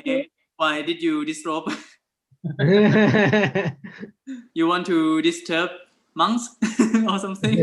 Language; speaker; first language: English; non-native, learner; Thai